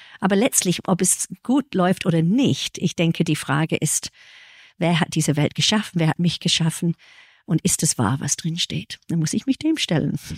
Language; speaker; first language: German; early bilingual, heritage; English